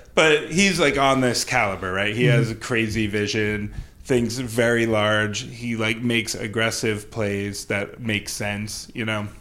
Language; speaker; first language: English; native; English